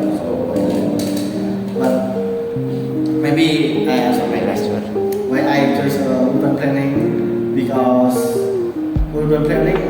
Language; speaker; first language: English; non-native, learner; Indonesian